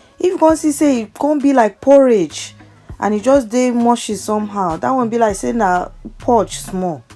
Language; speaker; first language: Nigerian Pidgin; non-native, local second language; Yoruba